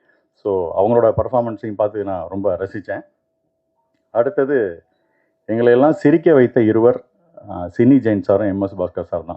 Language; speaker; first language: Tamil; native; Tamil